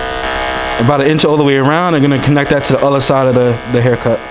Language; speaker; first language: English; native; English